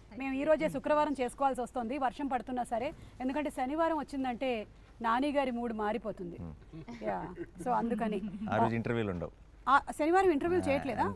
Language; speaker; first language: Telugu; native; Telugu